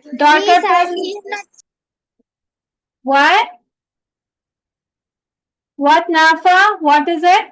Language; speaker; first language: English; non-native, fluent; Bangla